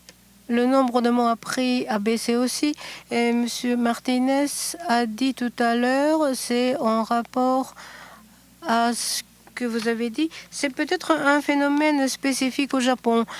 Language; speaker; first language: French; non-native, fluent; Japanese